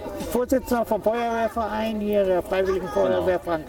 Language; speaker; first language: German; native; German